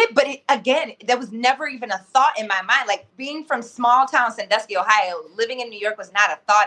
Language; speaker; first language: English; native; English